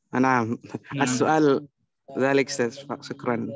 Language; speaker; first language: Arabic; non-native, learner; Indonesian